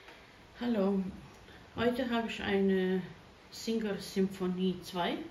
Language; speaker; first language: German; non-native, fluent; Croatian